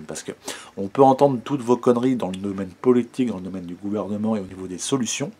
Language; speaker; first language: French; native; French